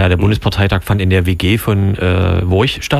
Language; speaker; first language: German; native; German